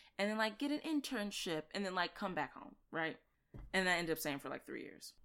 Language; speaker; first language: English; native; English